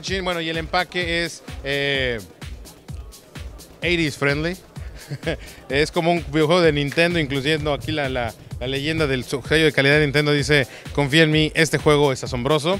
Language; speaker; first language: Spanish; native; Spanish